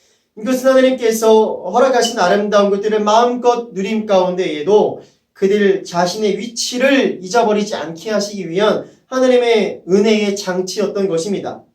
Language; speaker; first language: Korean; native; Korean